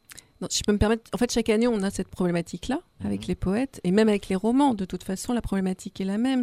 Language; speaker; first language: French; native; French